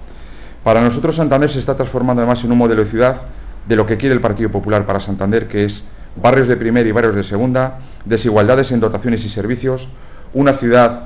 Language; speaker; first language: Spanish; native; Spanish